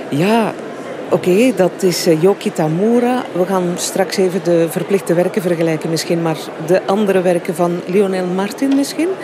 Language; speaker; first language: Dutch; native; Dutch